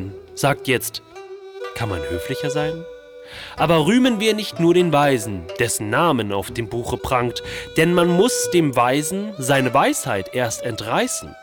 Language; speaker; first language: German; native; German